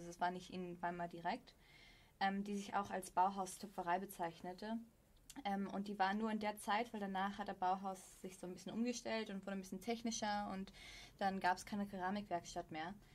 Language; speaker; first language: German; native; German